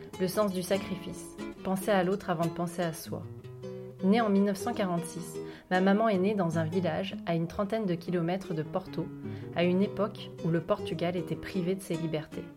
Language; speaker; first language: French; native; French